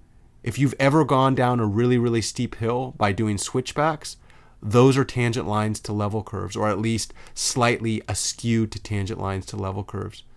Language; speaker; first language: English; native; English